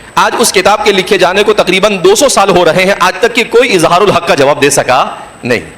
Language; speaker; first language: Urdu; non-native, local second language; Gujarati